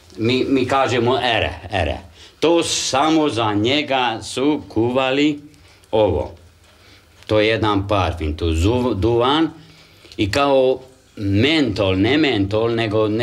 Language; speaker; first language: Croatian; non-native, local second language; Hungarian